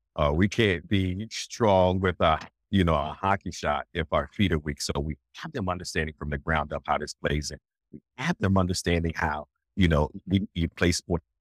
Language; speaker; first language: English; native; English